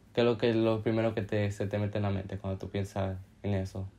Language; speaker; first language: Spanish; early bilingual, heritage; Spanish